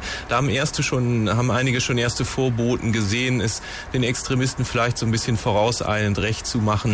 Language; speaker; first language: German; native; German